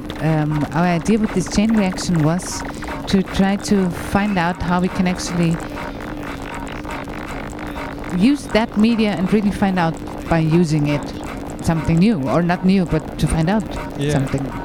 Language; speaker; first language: English; non-native, fluent; German